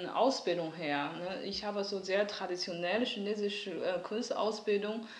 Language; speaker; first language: German; non-native, fluent; Chinese